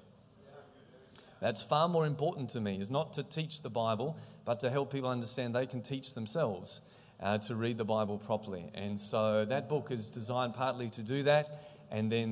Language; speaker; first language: English; native; English